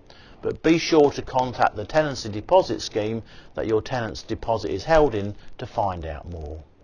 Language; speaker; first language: English; native; English